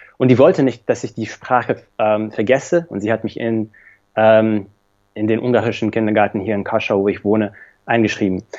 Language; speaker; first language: German; non-native, fluent; Slovak